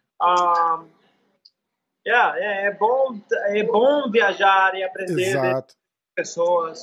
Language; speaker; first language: Portuguese; non-native, learner; English